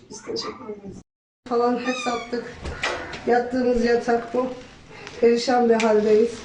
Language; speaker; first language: Turkish; native; Turkish